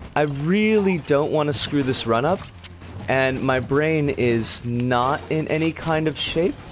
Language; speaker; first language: English; native; English